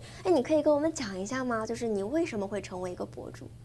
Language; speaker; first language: Chinese; native; Chinese